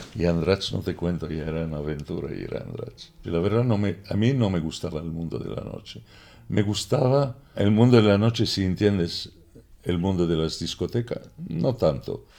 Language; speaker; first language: Spanish; non-native, fluent; Arabic